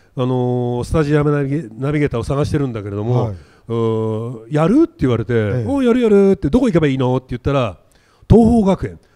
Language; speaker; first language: Japanese; native; Japanese